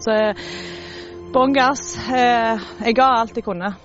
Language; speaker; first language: Norwegian; native; Norwegian